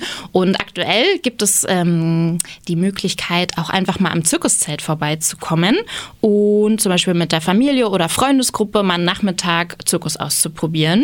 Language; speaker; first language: German; native; German